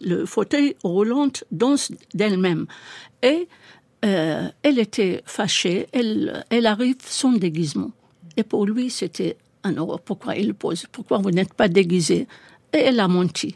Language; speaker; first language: French; non-native, fluent; Arabic